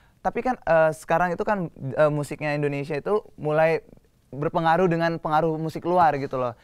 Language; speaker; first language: Indonesian; native; Indonesian